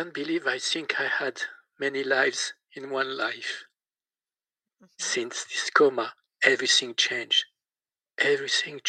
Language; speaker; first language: English; non-native, learner; French